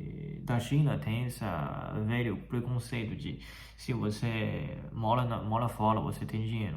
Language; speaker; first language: Portuguese; non-native, fluent; Chinese